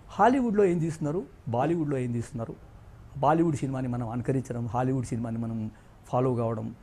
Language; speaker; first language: Telugu; native; Telugu